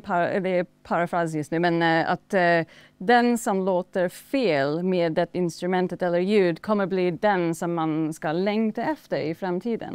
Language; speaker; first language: Swedish; non-native, fluent; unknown